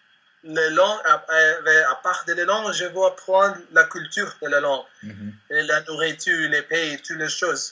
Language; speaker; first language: French; non-native, learner; Spanish